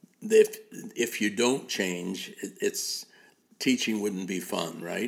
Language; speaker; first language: English; native; English